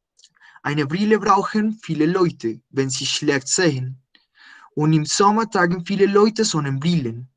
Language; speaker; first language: German; non-native, fluent; Spanish